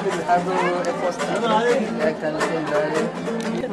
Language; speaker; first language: Norwegian; non-native, learner; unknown